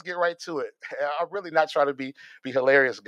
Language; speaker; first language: English; native; English